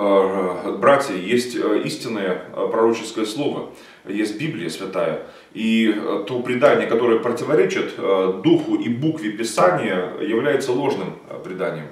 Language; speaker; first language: Russian; native; Russian